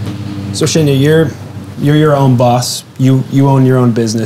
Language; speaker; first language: English; native; English